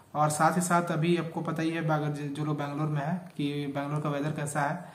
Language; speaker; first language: Hindi; native; Hindi